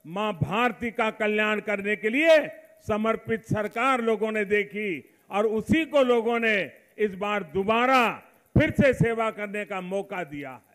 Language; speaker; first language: Hindi; non-native, local second language; Gujarati